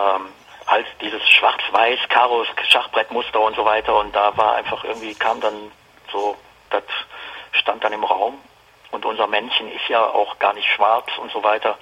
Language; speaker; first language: German; native; German